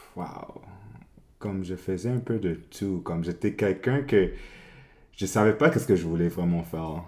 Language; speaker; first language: French; early bilingual, other home language; English